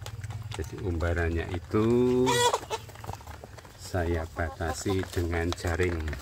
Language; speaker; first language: Indonesian; native; Indonesian